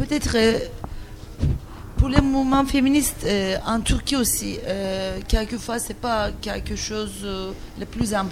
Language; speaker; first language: French; non-native, learner; Turkish